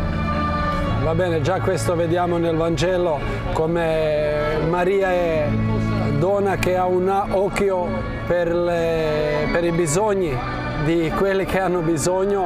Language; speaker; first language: Italian; non-native, fluent; Croatian